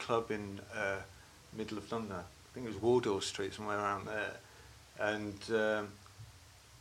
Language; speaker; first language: English; native; English